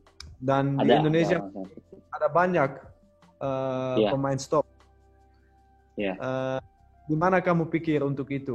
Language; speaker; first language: Indonesian; non-native, learner; Dutch